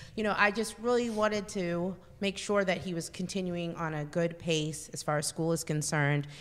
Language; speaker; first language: English; native; English